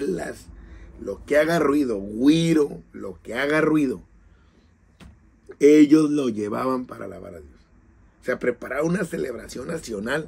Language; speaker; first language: Spanish; native; Spanish